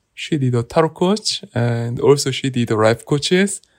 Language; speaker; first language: English; non-native, learner; Korean